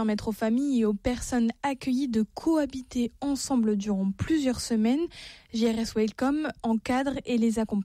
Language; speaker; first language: French; native; French